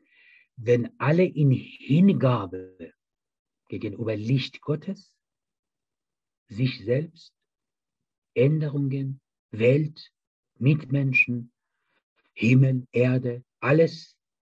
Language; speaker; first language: German; non-native, fluent; Persian